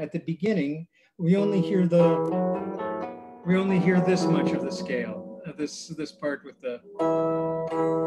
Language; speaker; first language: English; early bilingual, other home language; Ukrainian